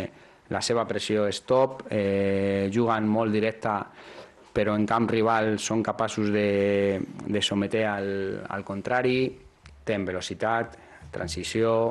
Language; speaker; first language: Catalan; non-native, learner; Spanish